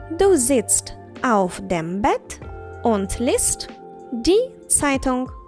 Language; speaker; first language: German; non-native, fluent; Ukrainian